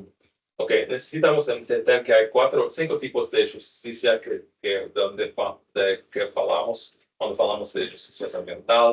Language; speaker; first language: Spanish; non-native, learner; English